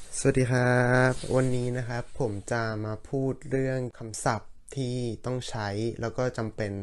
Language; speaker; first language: Thai; early bilingual, heritage; Thai